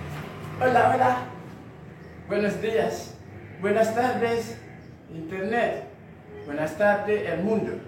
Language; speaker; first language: Spanish; non-native, fluent; Haitian Creole